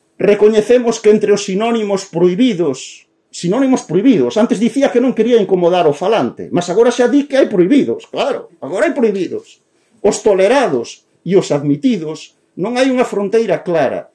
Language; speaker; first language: Galician; native; Galician